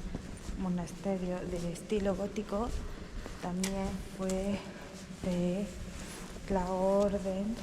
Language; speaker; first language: Spanish; native; Spanish